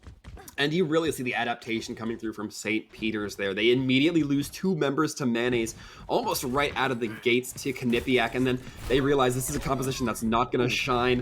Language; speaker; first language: English; native; English